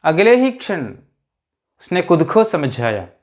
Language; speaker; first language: Hindi; non-native, local second language; Malayalam